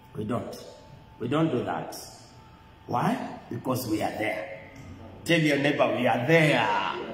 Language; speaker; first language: English; non-native, local second language; Swahili